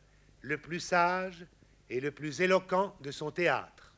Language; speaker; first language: French; native; French